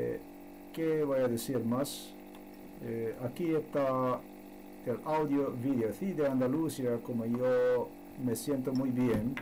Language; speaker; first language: Spanish; non-native, learner; Slovenian